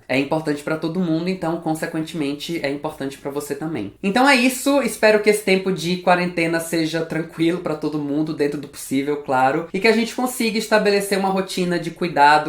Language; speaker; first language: Portuguese; native; Portuguese